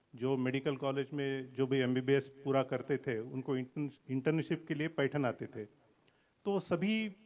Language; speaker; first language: Hindi; non-native, local second language; Marathi